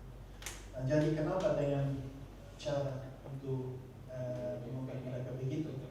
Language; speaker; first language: Indonesian; non-native, fluent; Dutch